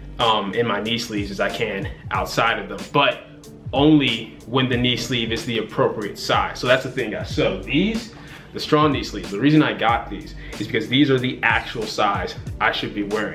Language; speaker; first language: English; native; English